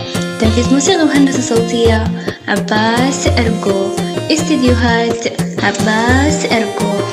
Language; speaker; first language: Arabic; native; Arabic